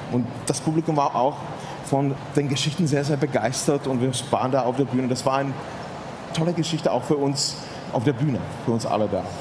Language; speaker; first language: German; non-native, fluent; Czech